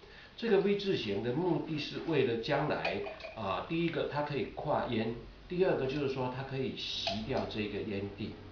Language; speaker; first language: Chinese; native; Chinese